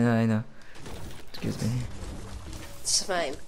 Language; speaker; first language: English; non-native, learner; French